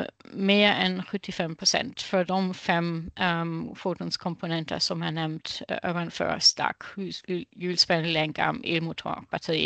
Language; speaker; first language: Swedish; non-native, fluent; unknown